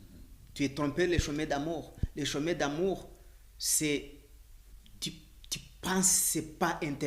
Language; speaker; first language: French; non-native, learner; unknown